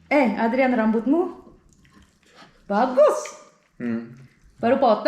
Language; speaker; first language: Indonesian; early bilingual, heritage; Indonesian